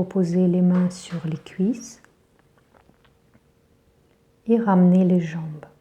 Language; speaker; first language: French; native; French